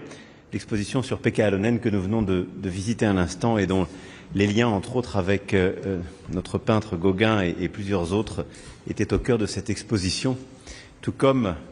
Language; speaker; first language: French; native; French